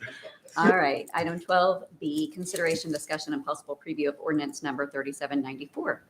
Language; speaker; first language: English; native; English